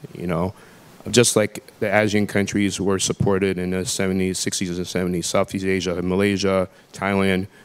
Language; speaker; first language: English; early bilingual, other home language; Akan